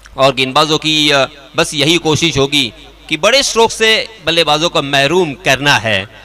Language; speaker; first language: Hindi; non-native, local second language; Marathi